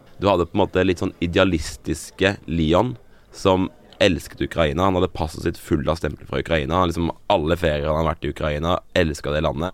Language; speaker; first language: Norwegian; native; Norwegian